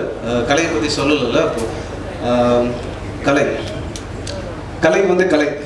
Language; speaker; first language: Tamil; native; Tamil